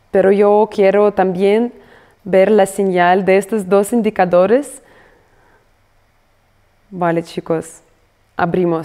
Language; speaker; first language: Spanish; non-native, fluent; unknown